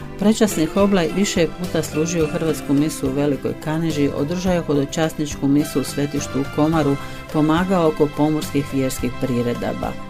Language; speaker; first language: Bosnian; early bilingual, heritage; Croatian